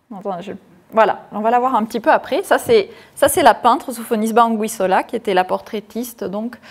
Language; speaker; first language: French; native; French